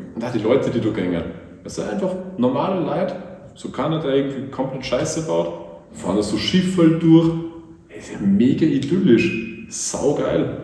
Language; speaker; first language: German; native; German